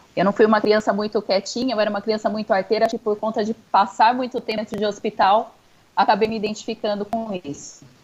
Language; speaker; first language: Portuguese; native; Portuguese